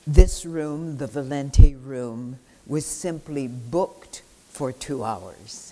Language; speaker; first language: English; native; English